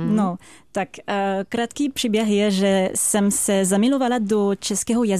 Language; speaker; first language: Czech; non-native, fluent; French